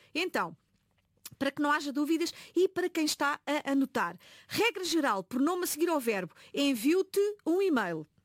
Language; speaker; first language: Portuguese; native; Portuguese